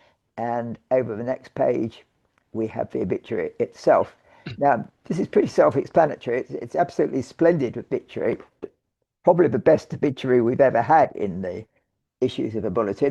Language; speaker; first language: English; native; English